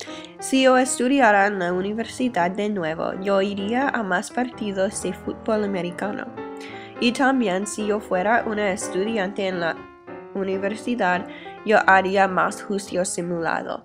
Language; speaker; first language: Spanish; non-native, learner; English